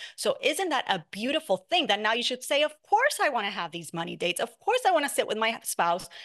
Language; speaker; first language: English; non-native, fluent; Spanish